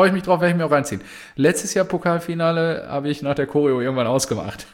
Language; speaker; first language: German; native; German